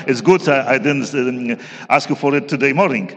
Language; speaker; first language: English; non-native, fluent; Polish